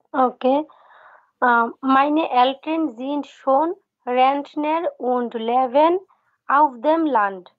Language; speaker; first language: German; non-native, learner; Bangla